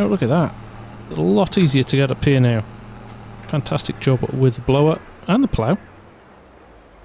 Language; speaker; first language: English; native; English